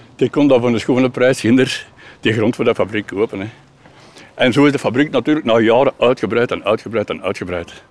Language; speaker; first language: Dutch; native; Dutch